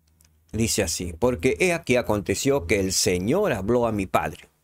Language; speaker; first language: Spanish; native; Spanish